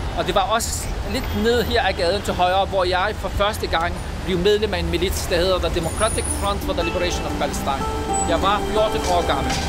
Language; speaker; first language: Danish; non-native, fluent; Arabic